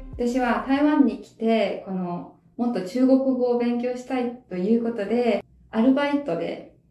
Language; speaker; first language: Japanese; native; Japanese